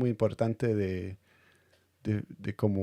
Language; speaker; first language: Spanish; non-native, fluent; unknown